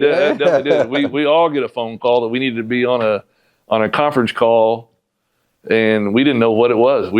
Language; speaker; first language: English; native; English